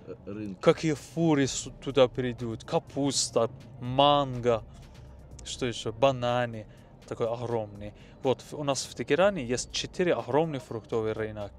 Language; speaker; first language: Russian; non-native, fluent; Persian